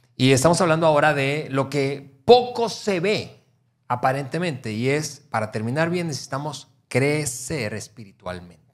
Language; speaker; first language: Spanish; native; Spanish